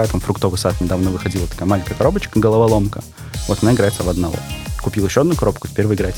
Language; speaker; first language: Russian; native; Russian